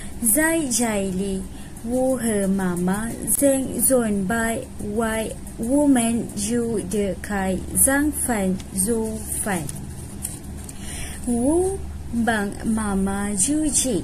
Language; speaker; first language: Chinese; non-native, learner; Malay